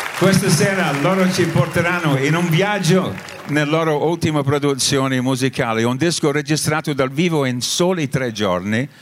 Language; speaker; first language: Italian; non-native, fluent; English